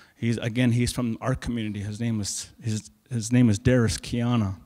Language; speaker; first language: English; native; English